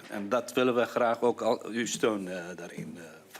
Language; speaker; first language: Dutch; non-native, fluent; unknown